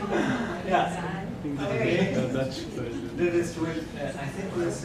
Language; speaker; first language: English; non-native, learner; Arabic